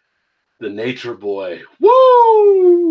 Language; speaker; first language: English; native; English